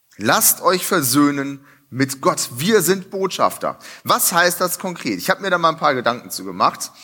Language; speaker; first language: German; native; German